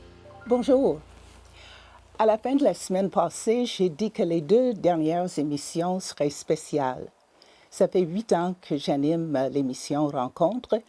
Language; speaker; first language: French; native; French